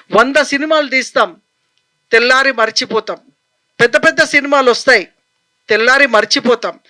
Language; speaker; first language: Telugu; native; Telugu